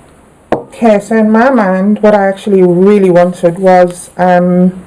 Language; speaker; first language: English; native; English